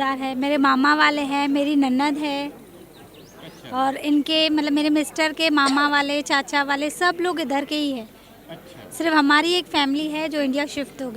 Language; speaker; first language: Hindi; non-native, local second language; Sindhi